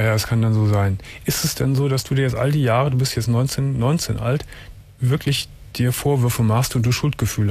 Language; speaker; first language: German; native; German